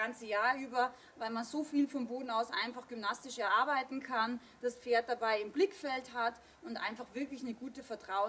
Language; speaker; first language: German; native; German